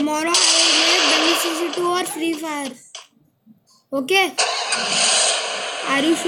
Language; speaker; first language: English; non-native, learner; Hindi